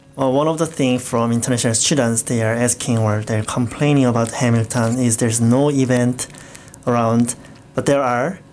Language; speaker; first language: English; non-native, fluent; Korean